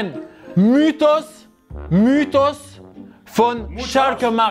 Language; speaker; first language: German; non-native, learner; French